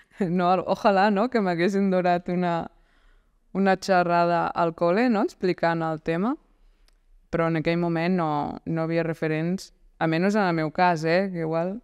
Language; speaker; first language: Catalan; early bilingual, other home language; Arabic